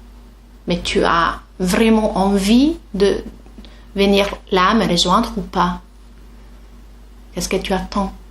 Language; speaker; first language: French; non-native, fluent; Italian